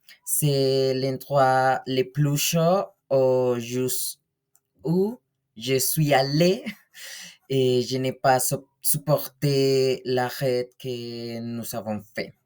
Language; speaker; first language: French; non-native, learner; Spanish